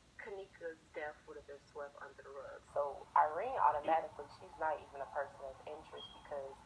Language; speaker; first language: English; native; English